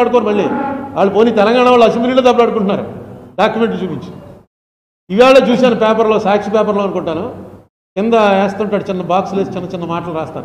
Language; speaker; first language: Telugu; native; Telugu